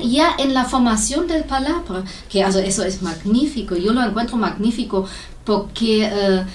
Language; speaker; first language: Spanish; non-native, fluent; German